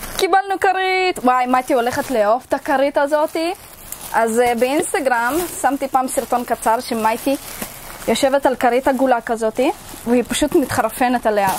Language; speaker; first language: Hebrew; early bilingual, other home language; Russian